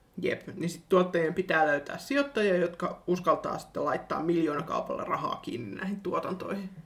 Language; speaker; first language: Finnish; native; Finnish